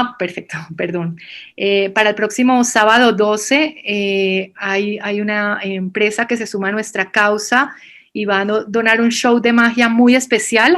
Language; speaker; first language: Spanish; native; Spanish